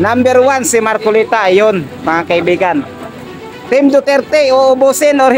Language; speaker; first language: Filipino; non-native, local second language; Cebuano